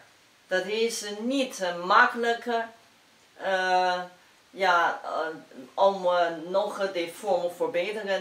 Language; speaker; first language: Dutch; non-native, fluent; Chinese